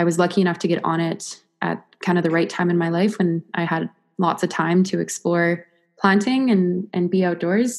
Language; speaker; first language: English; native; English